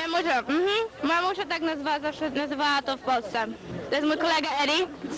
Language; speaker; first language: Polish; early bilingual, heritage; Polish